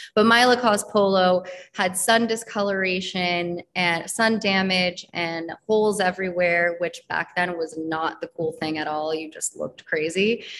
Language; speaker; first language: English; native; English